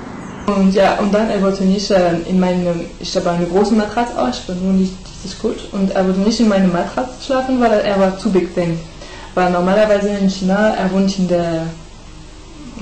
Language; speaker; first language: German; non-native, learner; French